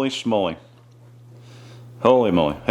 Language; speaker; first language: English; native; English